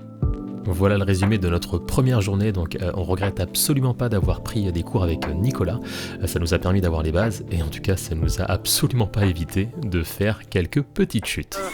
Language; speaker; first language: French; native; French